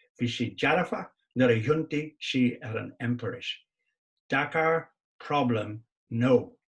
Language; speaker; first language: Irish; non-native, local second language; English